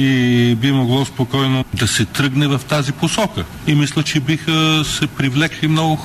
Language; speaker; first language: Bulgarian; native; Bulgarian